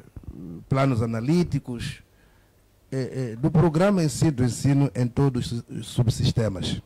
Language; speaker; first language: Portuguese; native; Portuguese